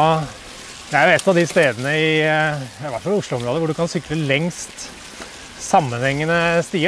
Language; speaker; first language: Norwegian; native; Norwegian